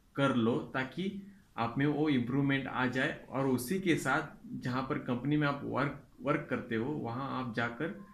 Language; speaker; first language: Hindi; non-native, local second language; Kannada